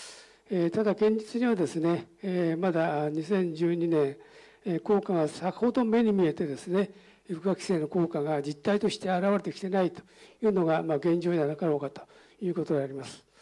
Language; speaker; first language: Japanese; native; Japanese